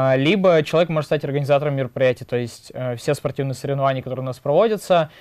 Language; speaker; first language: Russian; native; Russian